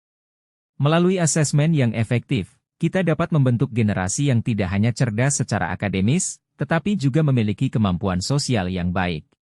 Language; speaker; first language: Indonesian; native; Indonesian